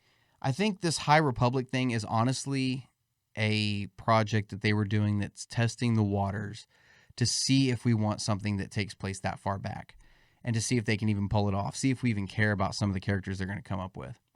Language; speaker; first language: English; native; English